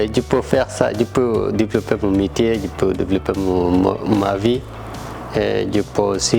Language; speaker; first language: French; non-native, learner; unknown